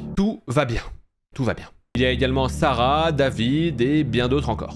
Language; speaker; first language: French; native; French